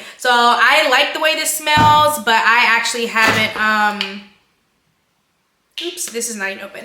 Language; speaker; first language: English; native; English